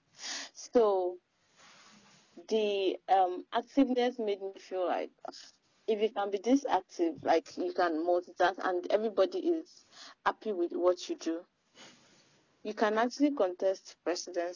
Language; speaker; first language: English; non-native, local second language; Yoruba